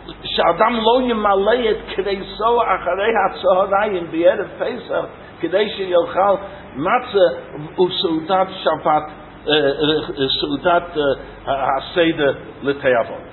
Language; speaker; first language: Hebrew; non-native, fluent; English